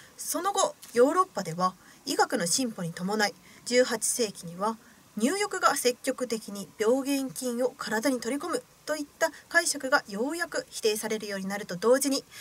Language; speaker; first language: Japanese; native; Japanese